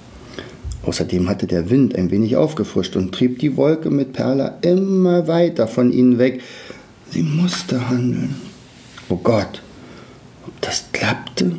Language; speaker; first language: German; native; German